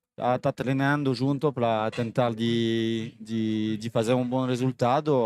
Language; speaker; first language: Portuguese; non-native, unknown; French